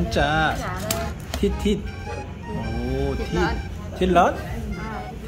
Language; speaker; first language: Korean; native; Korean